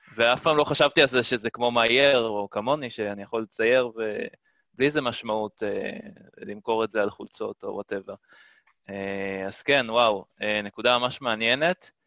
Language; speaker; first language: Hebrew; native; Hebrew